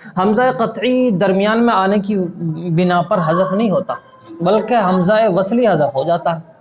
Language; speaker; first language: Urdu; native; Urdu